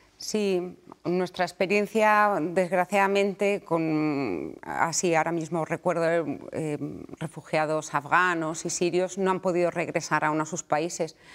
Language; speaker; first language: Spanish; native; Spanish